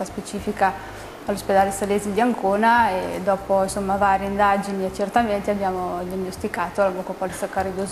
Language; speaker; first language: Italian; native; Italian